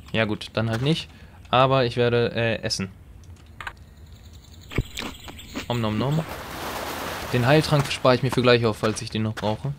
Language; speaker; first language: German; native; German